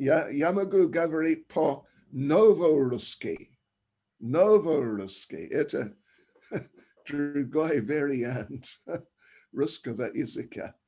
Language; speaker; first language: Russian; non-native, learner; English